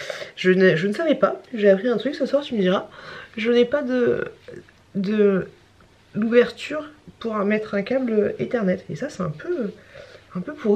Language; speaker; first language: French; native; French